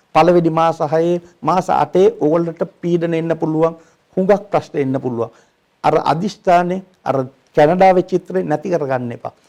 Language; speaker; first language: Sinhala; non-native, local second language; Tamil